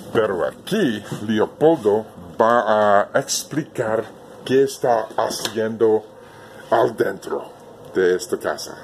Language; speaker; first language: Spanish; non-native, learner; English